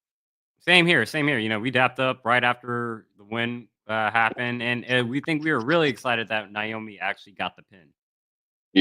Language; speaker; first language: English; native; English